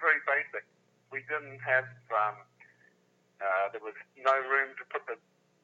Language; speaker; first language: English; native; English